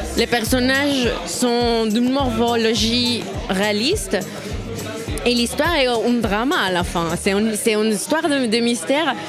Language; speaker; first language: French; non-native, fluent; Spanish